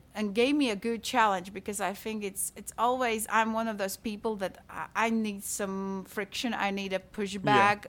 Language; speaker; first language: English; non-native, fluent; Latvian